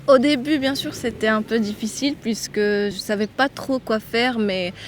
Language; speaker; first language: French; non-native, local second language; Arabic